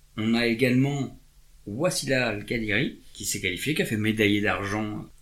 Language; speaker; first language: French; native; French